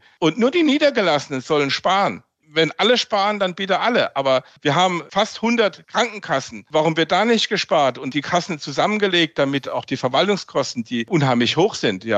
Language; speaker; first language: German; native; German